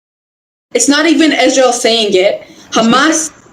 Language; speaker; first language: English; non-native, fluent; Hebrew